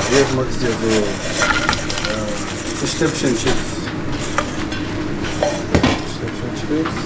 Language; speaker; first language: German; non-native, learner; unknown